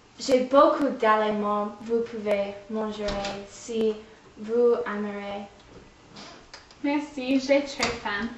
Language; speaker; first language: French; non-native, learner; English